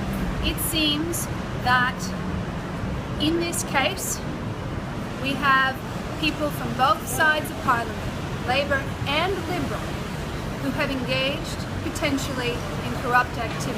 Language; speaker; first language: English; native; English